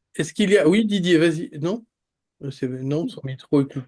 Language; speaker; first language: French; native; French